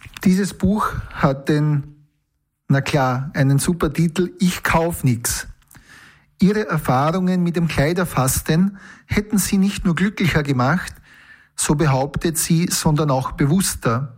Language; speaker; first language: German; native; German